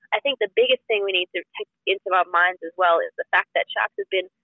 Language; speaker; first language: English; native; English